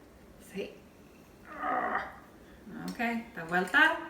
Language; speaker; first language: Spanish; non-native, learner; English